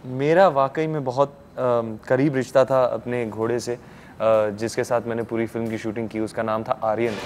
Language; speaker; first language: Hindi; native; Hindi